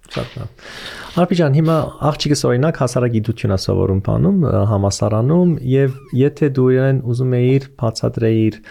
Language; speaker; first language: Armenian; early bilingual, heritage; Armenian